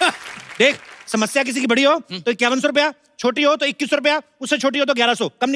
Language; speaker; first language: Hindi; native; Hindi